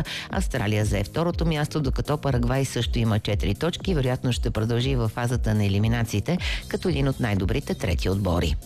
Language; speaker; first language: Bulgarian; native; Bulgarian